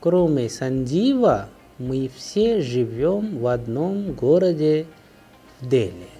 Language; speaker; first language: Russian; non-native, fluent; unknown